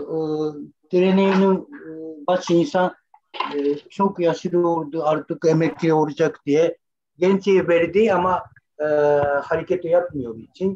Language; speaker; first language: Turkish; non-native, learner; Japanese